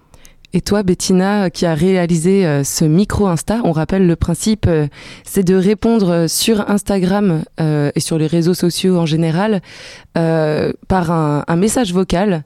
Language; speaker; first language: French; native; French